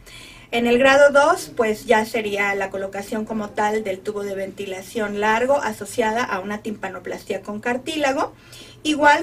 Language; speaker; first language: Spanish; native; Spanish